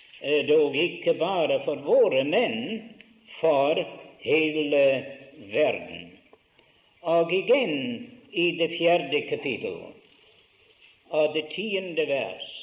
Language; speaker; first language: Norwegian; early bilingual, heritage; Norwegian